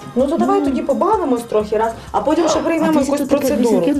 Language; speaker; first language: Ukrainian; native; Ukrainian